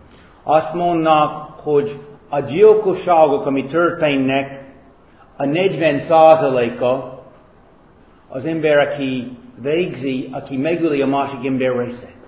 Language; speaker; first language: Hungarian; non-native, fluent; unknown